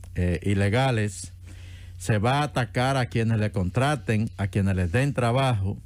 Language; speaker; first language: Spanish; native; Spanish